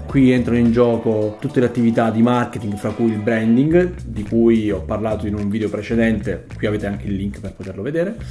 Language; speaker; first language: Italian; native; Italian